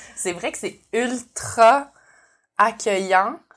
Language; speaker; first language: French; native; French